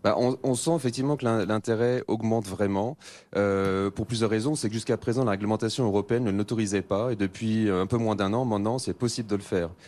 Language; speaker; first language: French; native; French